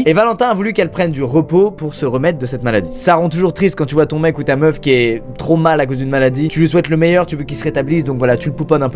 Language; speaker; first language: French; native; French